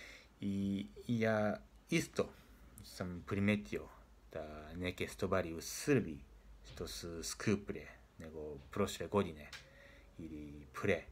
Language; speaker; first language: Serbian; non-native, learner; Japanese